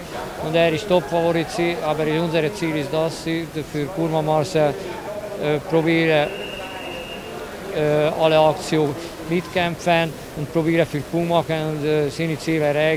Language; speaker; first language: German; non-native, learner; Hungarian